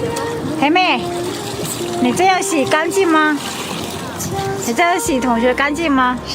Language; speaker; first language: Chinese; non-native, fluent; Hmong